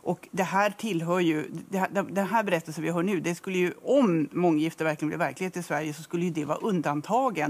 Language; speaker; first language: Swedish; native; Swedish